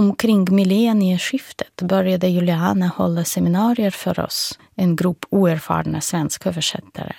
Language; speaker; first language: Swedish; non-native, fluent; Russian